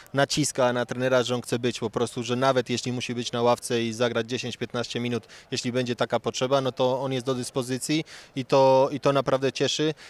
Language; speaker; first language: Polish; native; Polish